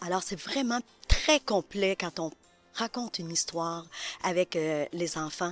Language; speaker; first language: French; native; French